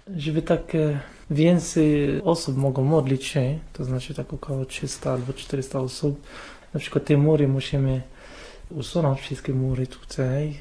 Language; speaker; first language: Polish; non-native, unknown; Arabic